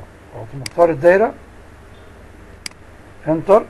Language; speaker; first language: Arabic; native; Arabic